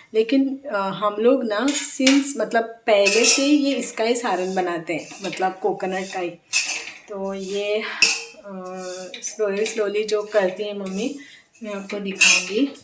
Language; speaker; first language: Hindi; non-native, local second language; Konkani